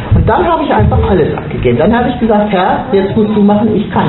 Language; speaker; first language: German; native; German